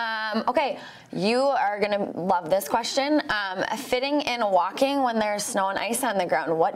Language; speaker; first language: English; native; English